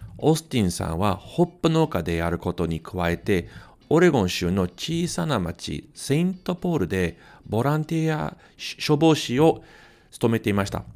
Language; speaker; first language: Japanese; non-native, fluent; English